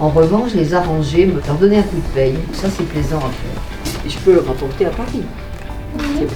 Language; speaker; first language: French; native; French